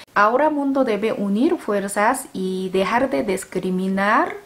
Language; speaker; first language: Spanish; non-native, fluent; Korean